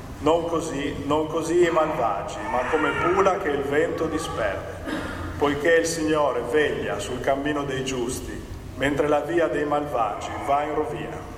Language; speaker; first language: Italian; native; Italian